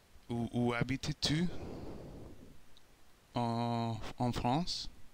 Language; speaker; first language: French; non-native, learner; Hungarian